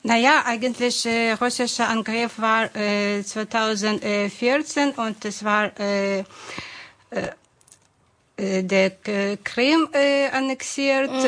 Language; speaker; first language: German; non-native, fluent; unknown